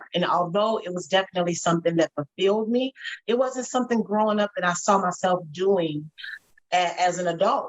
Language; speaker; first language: English; native; English